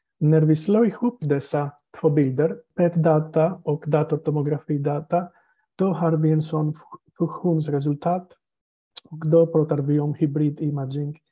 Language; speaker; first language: Swedish; non-native, fluent; Greek